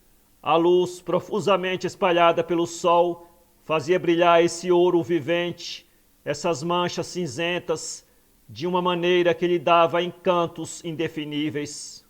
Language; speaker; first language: Portuguese; native; Portuguese